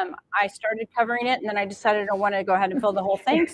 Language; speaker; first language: English; native; English